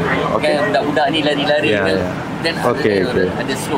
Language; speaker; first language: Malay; non-native, local second language; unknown